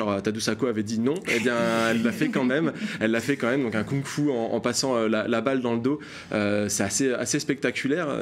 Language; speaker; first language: French; native; French